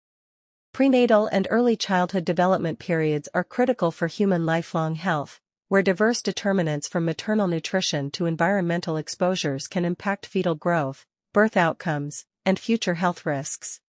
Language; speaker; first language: English; non-native, fluent; Chinese